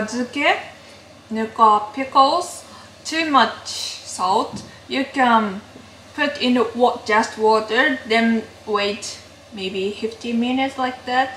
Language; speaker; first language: English; non-native, learner; Japanese